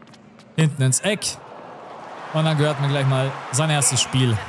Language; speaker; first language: German; native; German